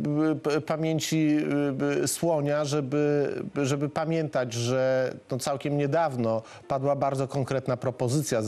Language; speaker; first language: Polish; native; Polish